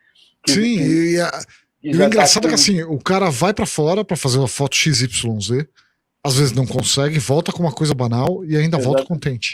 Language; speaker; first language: Portuguese; native; Portuguese